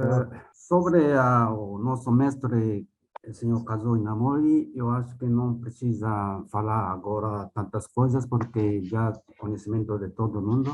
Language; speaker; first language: Portuguese; non-native, fluent; Japanese